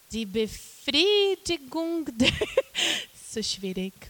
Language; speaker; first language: German; non-native, learner; Portuguese